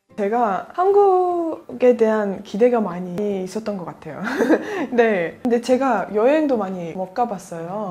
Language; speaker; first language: Korean; non-native, fluent; Turkmen